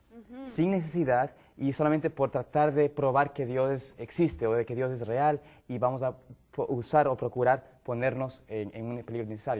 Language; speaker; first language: Spanish; native; Spanish